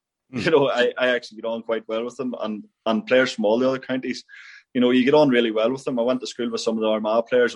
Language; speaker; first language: English; native; English